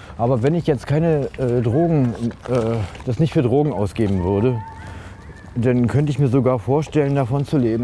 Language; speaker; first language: German; native; German